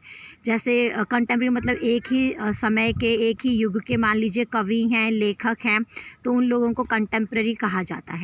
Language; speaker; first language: Hindi; native; Hindi